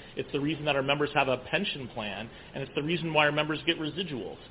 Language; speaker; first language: English; native; English